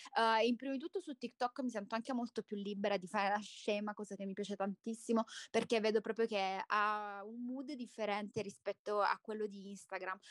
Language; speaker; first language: Italian; native; Italian